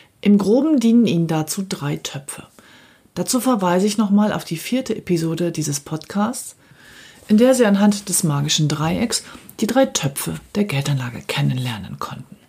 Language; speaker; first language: German; native; German